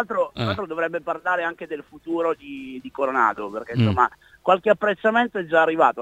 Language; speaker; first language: Italian; native; Italian